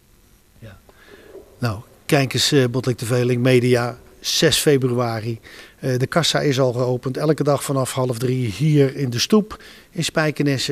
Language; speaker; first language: Dutch; native; Dutch